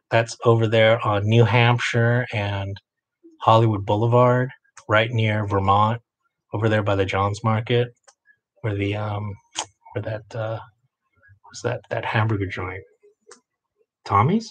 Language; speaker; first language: English; native; English